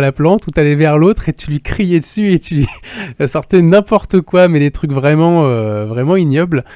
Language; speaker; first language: French; native; French